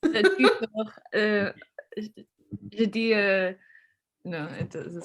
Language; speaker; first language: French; non-native, learner; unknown